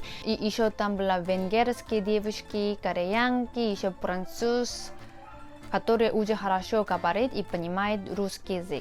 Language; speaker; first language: Russian; non-native, fluent; Korean